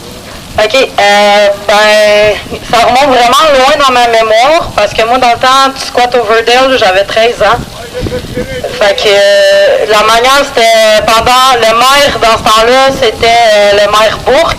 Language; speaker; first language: French; native; French